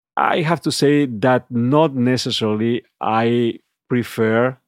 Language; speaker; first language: English; non-native, fluent; Catalan